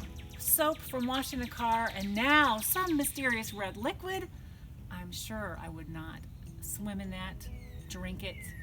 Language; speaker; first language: English; native; English